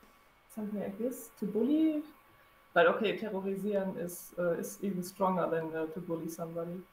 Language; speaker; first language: English; non-native, fluent; German